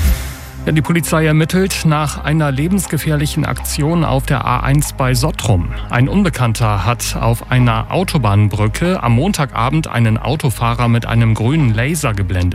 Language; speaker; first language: German; native; German